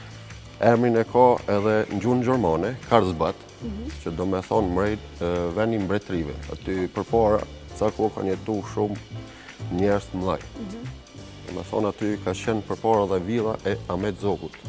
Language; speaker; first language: Albanian; early bilingual, heritage; Albanian